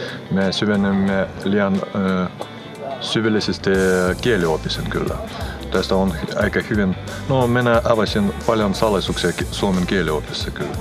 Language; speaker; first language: Finnish; non-native, learner; Russian